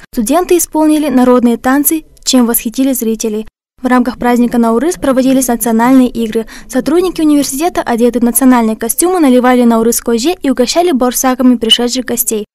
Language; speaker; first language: Russian; non-native, local second language; Kazakh